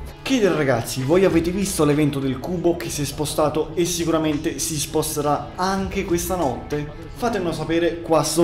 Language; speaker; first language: Italian; native; Italian